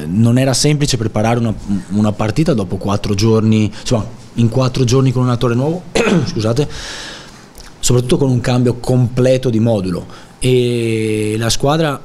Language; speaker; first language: Italian; native; Italian